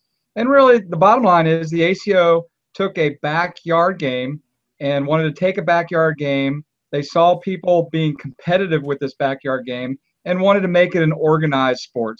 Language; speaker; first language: English; native; English